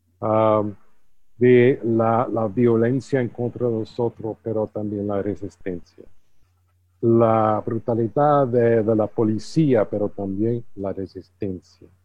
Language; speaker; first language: Spanish; early bilingual, heritage; English